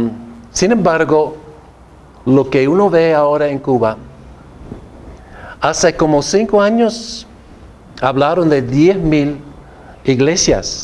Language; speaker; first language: Spanish; non-native, fluent; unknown